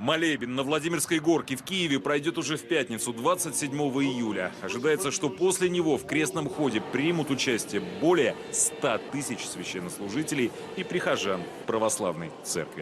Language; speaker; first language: Russian; native; Russian